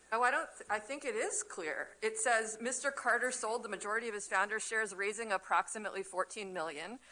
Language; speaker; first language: English; native; English